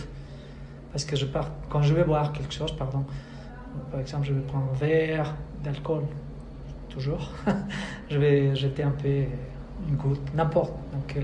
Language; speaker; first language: French; non-native, fluent; Spanish